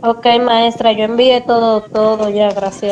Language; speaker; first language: Spanish; native; Spanish